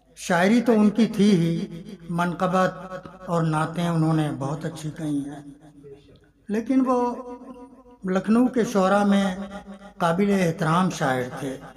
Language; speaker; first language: Urdu; native; Urdu